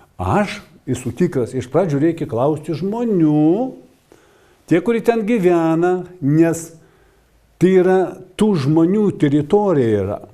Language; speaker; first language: Lithuanian; non-native, local second language; Russian